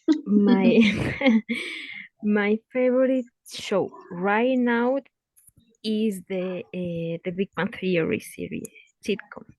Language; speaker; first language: English; non-native, learner; Spanish